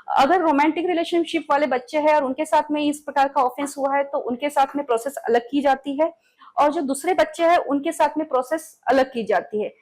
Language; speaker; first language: Hindi; non-native, local second language; Marathi